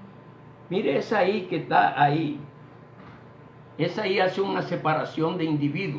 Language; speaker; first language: Spanish; native; Spanish